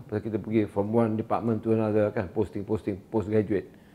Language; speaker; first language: English; non-native, local second language; Malay